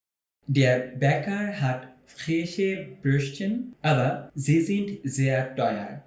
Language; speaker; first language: German; non-native, fluent; Bangla